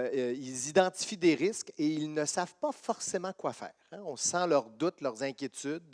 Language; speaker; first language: French; native; French